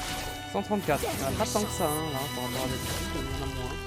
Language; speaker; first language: French; native; French